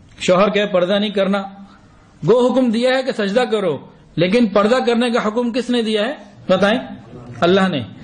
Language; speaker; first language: Urdu; non-native, local second language; Punjabi